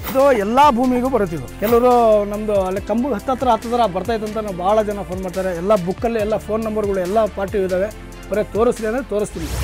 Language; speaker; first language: Kannada; native; Kannada